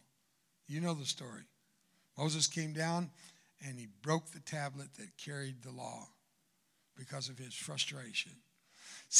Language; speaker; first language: English; early bilingual, other home language; Spanish